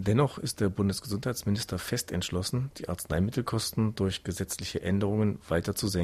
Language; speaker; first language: German; native; German